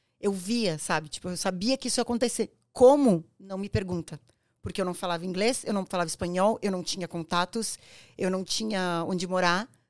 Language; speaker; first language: Portuguese; native; Portuguese